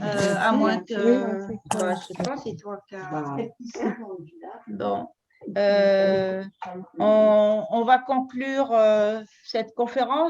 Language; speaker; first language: French; native; French